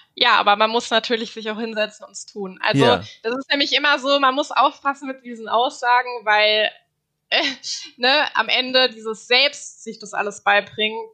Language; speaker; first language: German; native; German